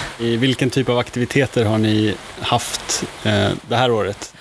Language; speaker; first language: Swedish; native; Swedish